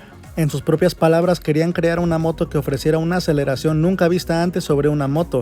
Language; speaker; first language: Spanish; native; Spanish